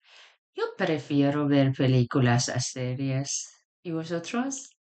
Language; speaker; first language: Spanish; non-native, fluent; Persian